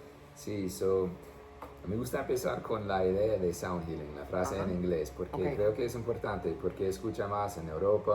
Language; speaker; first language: Spanish; non-native, fluent; English